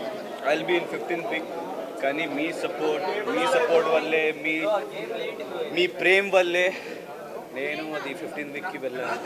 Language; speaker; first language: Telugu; non-native, learner; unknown